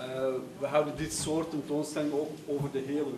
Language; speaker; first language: Dutch; early bilingual, other home language; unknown